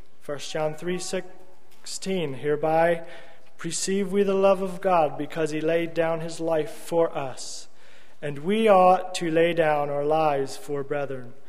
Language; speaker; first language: English; native; English